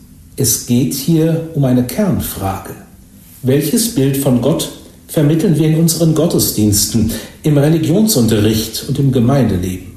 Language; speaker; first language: German; native; German